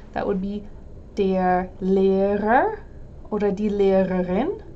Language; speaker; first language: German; non-native, fluent; English